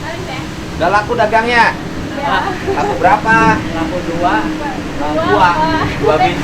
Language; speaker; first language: Indonesian; non-native, local second language; Sundanese